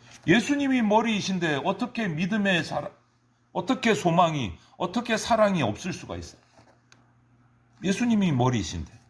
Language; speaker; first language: Korean; native; Korean